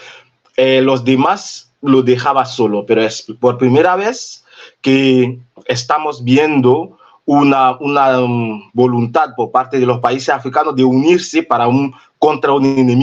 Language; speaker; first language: Spanish; non-native, fluent; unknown